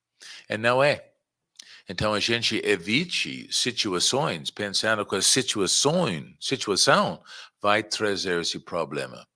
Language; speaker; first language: Portuguese; non-native, fluent; English